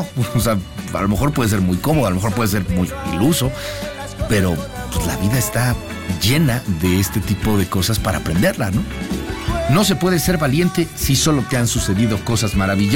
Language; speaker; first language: Spanish; native; Spanish